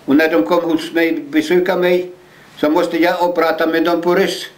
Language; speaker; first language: Swedish; early bilingual, heritage; Swedish